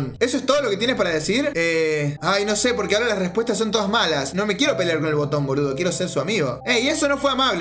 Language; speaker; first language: Spanish; native; Spanish